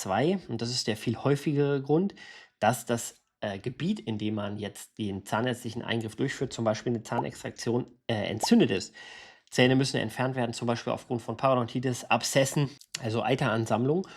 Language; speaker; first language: German; native; German